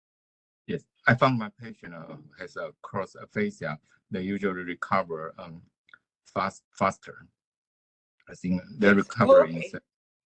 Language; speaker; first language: English; non-native, fluent; Chinese